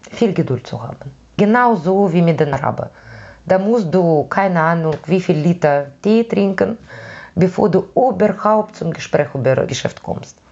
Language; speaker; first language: German; non-native, fluent; Russian